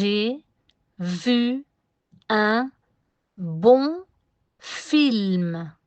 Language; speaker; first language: French; non-native, fluent; Spanish